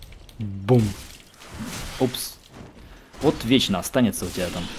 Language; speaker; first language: Russian; native; Russian